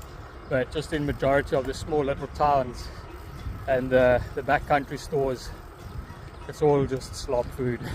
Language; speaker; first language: English; native; English